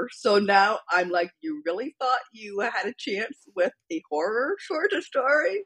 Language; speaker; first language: English; native; English